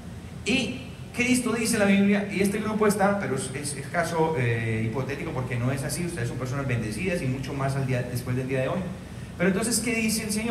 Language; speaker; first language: Spanish; native; Spanish